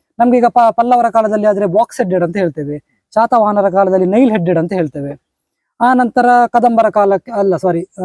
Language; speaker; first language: Kannada; non-native, local second language; Konkani